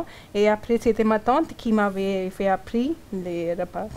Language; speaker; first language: French; non-native, learner; Hindi